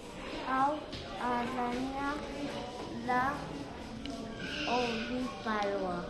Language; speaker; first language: Basque; non-native, local second language; Spanish